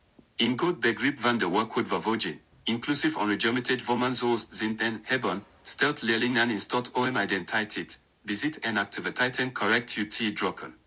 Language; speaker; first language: Dutch; non-native, learner; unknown